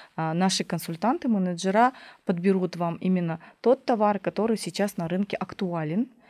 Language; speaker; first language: Russian; native; Russian